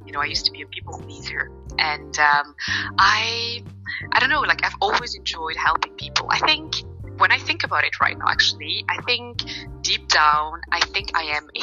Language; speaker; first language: English; non-native, fluent; French